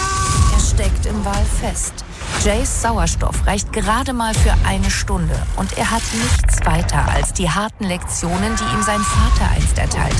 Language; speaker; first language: German; native; German